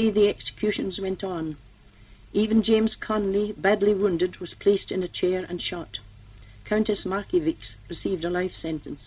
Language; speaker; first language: English; native; English